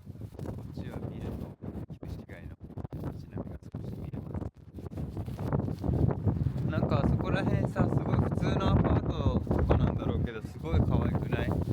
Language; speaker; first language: Japanese; native; Japanese